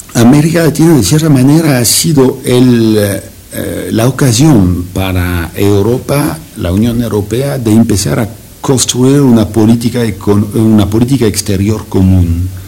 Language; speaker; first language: Spanish; non-native, fluent; French